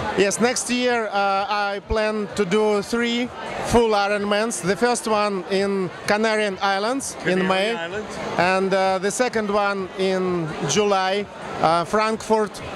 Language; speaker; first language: English; non-native, fluent; Russian